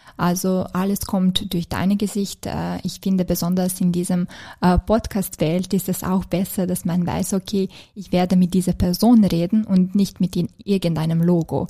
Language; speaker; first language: German; non-native, fluent; Serbian